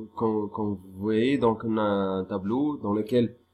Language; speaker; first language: French; non-native, local second language; Arabic